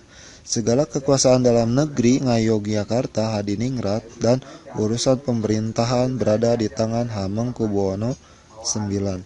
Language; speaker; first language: Indonesian; native; Indonesian